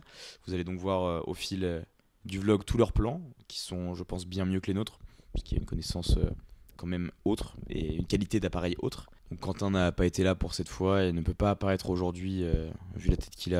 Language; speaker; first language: French; native; French